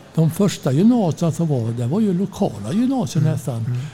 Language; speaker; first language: Swedish; native; Swedish